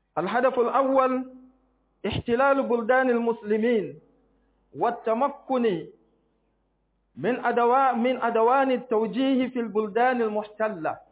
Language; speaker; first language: Arabic; non-native, local second language; Hausa